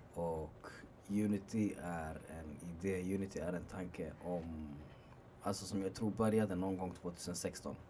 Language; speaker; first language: Swedish; early bilingual, other home language; Arabic